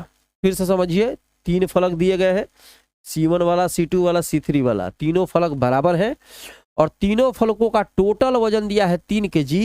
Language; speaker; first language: Hindi; non-native, local second language; Bhojpuri